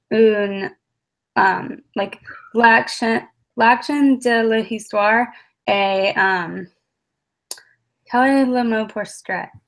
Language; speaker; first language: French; non-native, learner; English